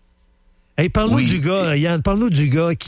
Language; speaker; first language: French; native; French